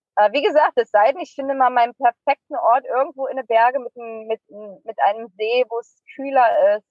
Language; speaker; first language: German; native; German